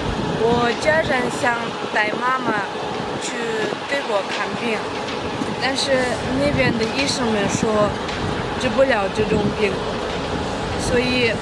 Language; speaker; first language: Chinese; non-native, fluent; Kyrgyz